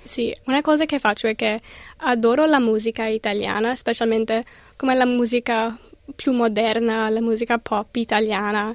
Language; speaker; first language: Italian; non-native, learner; English